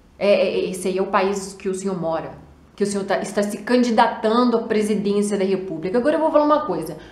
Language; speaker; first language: Portuguese; native; Portuguese